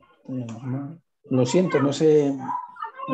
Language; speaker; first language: Spanish; native; Spanish